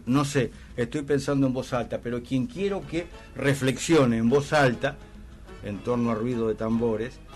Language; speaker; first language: Spanish; native; Spanish